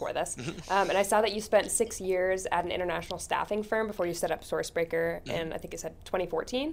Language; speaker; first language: English; native; English